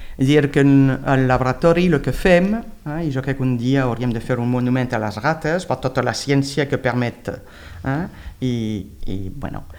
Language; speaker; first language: Catalan; non-native, fluent; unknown